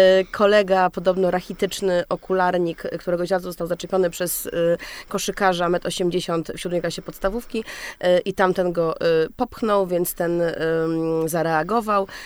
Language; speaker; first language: Polish; native; Polish